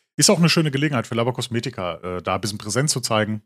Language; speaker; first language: German; native; German